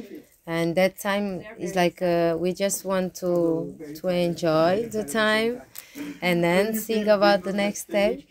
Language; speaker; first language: English; non-native, learner; Portuguese